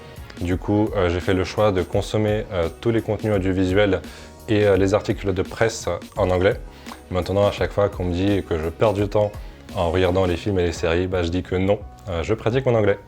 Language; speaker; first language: French; non-native, fluent; Ukrainian